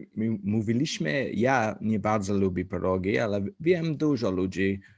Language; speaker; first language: Polish; non-native, learner; English